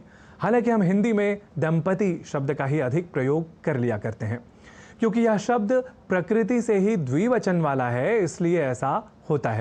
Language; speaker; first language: Hindi; native; Hindi